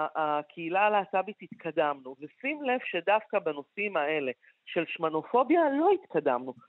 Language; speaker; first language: Hebrew; early bilingual, other home language; Arabic